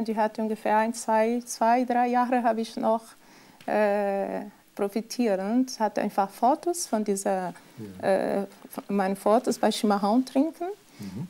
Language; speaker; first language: German; non-native, fluent; Portuguese